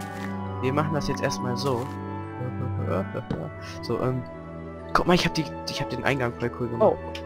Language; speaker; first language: German; native; German